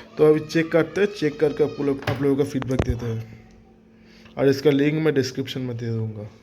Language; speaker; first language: Hindi; non-native, local second language; Bangla